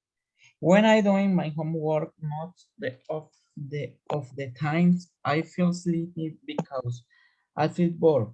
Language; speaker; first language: English; non-native, learner; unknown